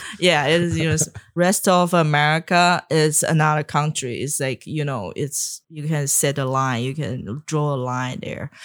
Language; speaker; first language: English; non-native, fluent; Chinese